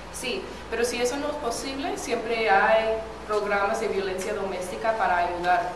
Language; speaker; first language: Spanish; non-native, fluent; English